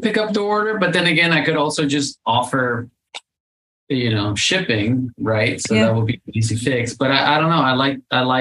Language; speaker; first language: English; non-native, fluent; Spanish